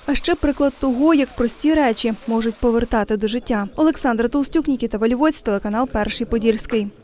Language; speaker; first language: Ukrainian; native; Ukrainian